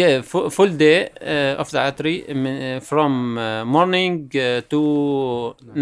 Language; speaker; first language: English; non-native, learner; Arabic